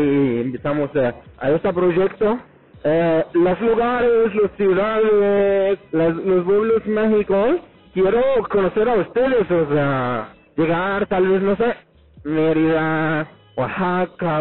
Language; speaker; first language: Spanish; non-native, fluent; Arabic